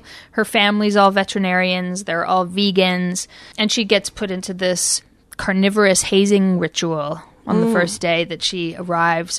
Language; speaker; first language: English; native; English